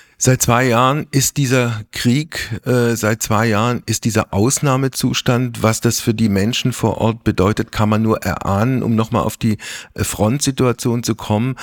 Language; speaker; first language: German; native; German